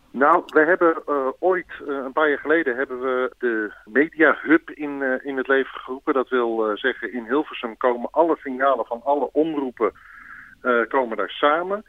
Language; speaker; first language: Dutch; native; Dutch